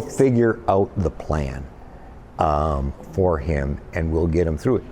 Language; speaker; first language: English; native; English